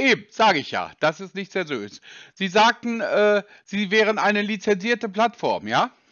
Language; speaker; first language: German; native; German